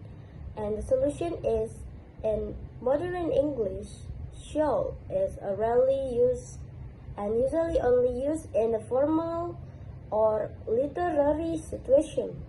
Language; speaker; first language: English; non-native, learner; Indonesian